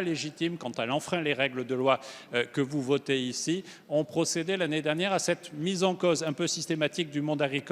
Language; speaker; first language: French; native; French